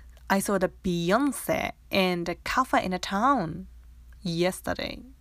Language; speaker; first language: English; non-native, fluent; Japanese